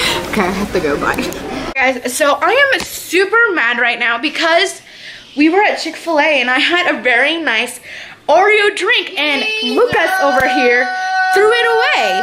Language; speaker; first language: English; early bilingual, other home language; Spanish